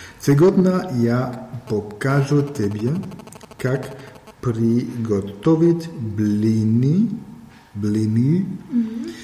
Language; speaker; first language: Russian; non-native, learner; German